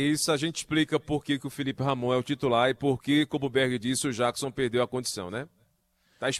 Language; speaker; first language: Portuguese; native; Portuguese